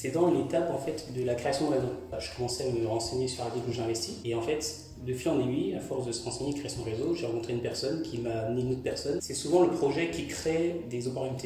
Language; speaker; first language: French; native; French